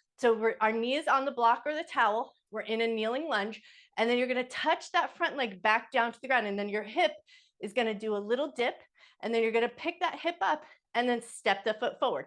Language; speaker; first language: English; native; English